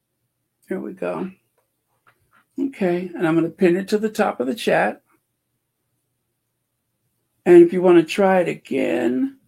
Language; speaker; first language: English; native; English